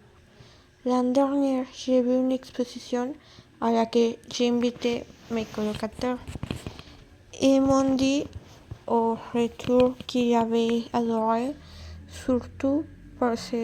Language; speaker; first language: French; non-native, learner; Spanish